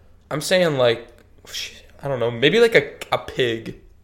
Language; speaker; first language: English; native; English